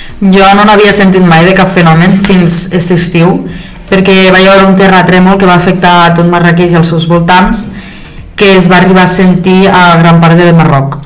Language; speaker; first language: Catalan; early bilingual, other home language; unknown